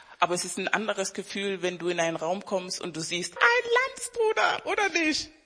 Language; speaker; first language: German; non-native, fluent; Spanish